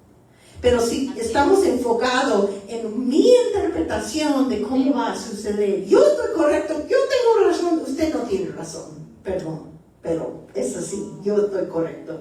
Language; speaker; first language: Spanish; early bilingual, heritage; Spanish